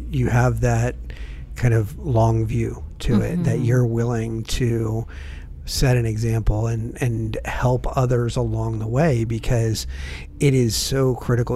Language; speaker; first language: English; native; English